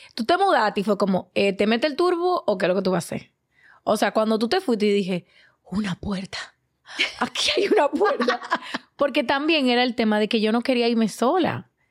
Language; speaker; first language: Spanish; native; Spanish